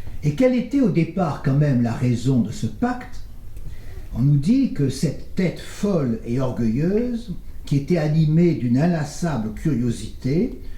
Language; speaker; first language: French; native; French